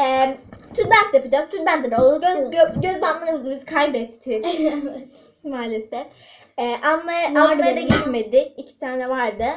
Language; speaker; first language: Turkish; native; Turkish